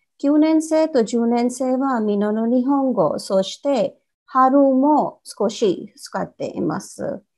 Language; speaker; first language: Japanese; non-native, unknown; Hindi